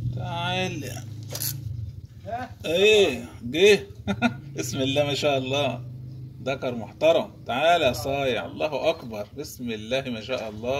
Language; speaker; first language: Arabic; native; Arabic